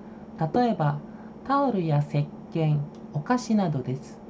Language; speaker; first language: Japanese; non-native, fluent; Indonesian